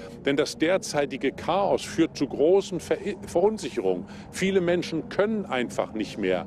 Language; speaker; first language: German; native; German